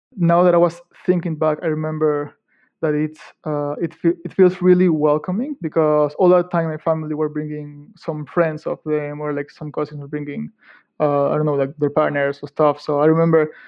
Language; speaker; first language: English; non-native, fluent; Spanish